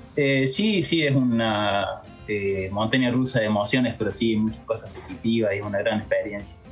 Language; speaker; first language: Spanish; native; Spanish